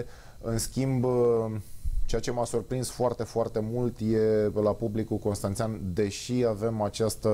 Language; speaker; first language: Romanian; native; Romanian